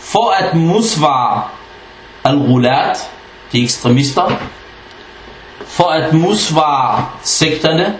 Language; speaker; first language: Danish; non-native, fluent; Arabic